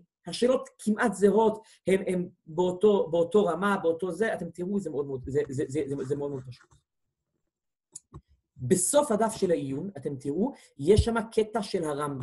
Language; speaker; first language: Hebrew; native; Hebrew